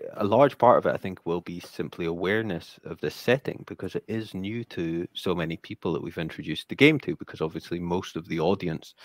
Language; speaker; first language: English; native; English